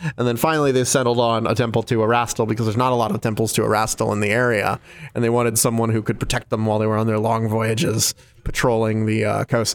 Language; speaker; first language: English; native; English